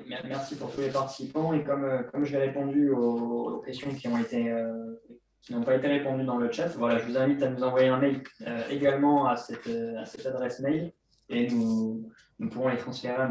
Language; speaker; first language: French; native; French